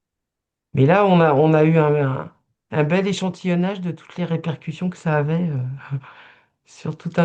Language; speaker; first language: French; native; French